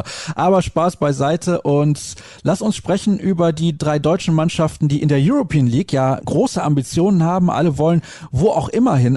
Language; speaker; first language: German; native; German